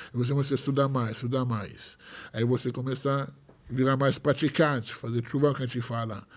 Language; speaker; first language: Portuguese; non-native, fluent; Hebrew